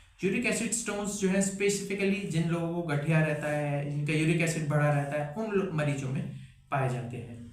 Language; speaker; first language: Hindi; native; Hindi